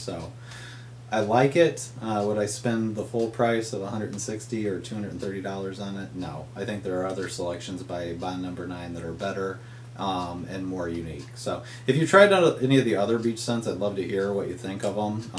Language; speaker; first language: English; native; English